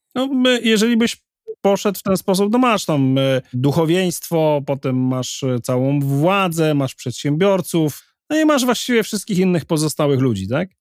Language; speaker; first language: Polish; native; Polish